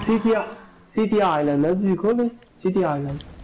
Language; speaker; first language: English; non-native, learner; Italian